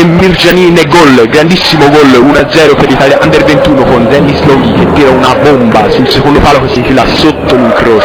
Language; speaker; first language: Italian; native; Italian